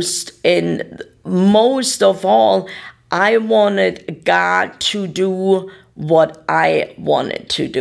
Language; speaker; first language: English; non-native, fluent; German